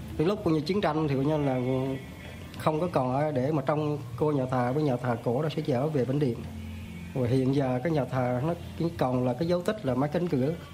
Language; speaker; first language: Vietnamese; native; Vietnamese